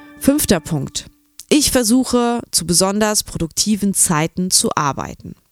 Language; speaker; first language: German; native; German